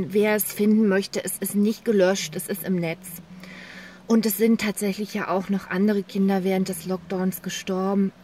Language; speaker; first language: German; native; German